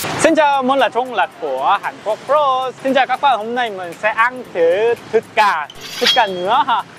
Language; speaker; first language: Vietnamese; non-native, fluent; Korean